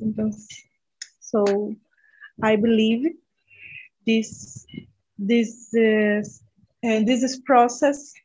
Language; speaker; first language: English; non-native, learner; Portuguese